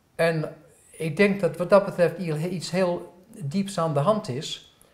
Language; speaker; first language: Dutch; non-native, fluent; English